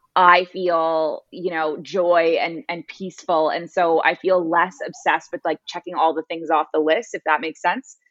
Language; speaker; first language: English; native; English